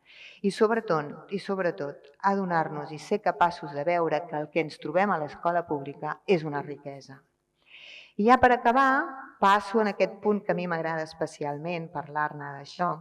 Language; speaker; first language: Catalan; native; Catalan